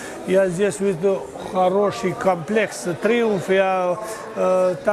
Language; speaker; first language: Russian; non-native, learner; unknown